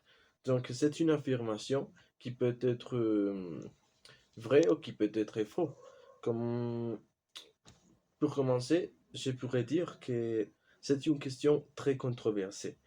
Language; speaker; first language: French; non-native, learner; Spanish